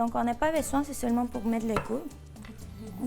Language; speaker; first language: French; non-native, fluent; Spanish